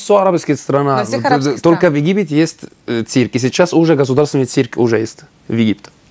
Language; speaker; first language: Russian; non-native, learner; Arabic